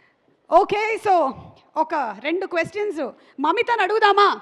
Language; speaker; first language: Telugu; native; Telugu